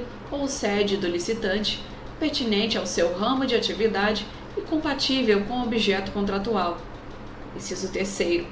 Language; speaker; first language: Portuguese; native; Portuguese